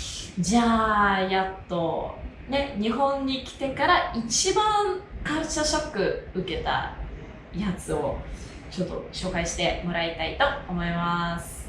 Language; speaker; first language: Japanese; non-native, fluent; Russian